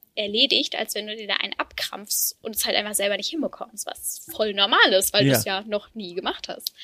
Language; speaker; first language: German; native; German